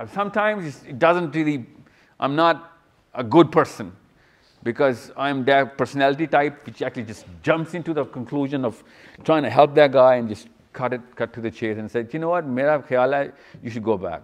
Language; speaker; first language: English; non-native, local second language; Urdu